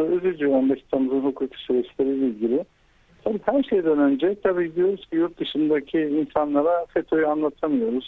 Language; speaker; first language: Turkish; native; Turkish